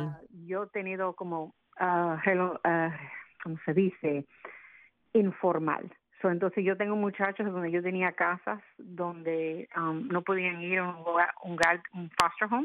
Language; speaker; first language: Spanish; early bilingual, other home language; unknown